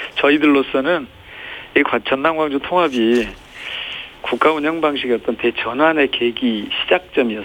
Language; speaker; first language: Korean; native; Korean